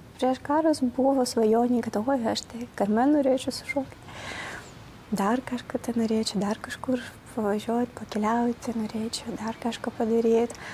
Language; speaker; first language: Lithuanian; non-native, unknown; Ukrainian